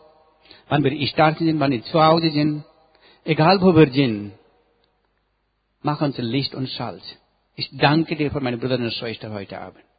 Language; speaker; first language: German; non-native, learner; Nepali